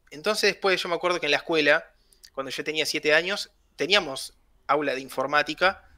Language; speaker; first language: Spanish; native; Spanish